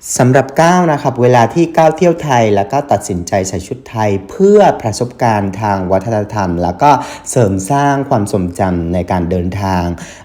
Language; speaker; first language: Thai; non-native, fluent; Vietnamese